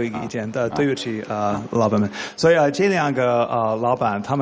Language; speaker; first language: Chinese; non-native, learner; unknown